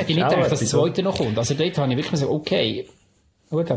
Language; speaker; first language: German; native; German